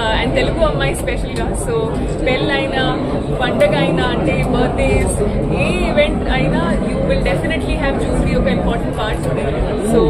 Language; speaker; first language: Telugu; non-native, fluent; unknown